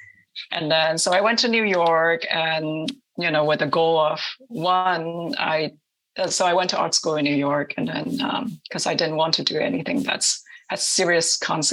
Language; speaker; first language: English; non-native, local second language; Cantonese